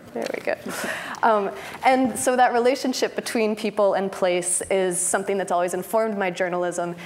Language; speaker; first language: English; native; English